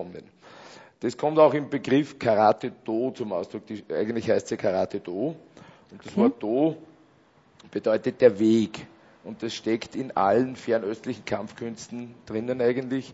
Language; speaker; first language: German; native; German